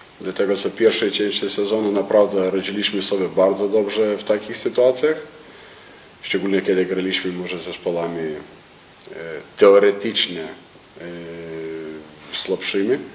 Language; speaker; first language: Polish; non-native, learner; Lithuanian